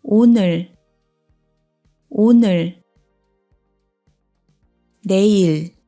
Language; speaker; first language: Korean; native; Korean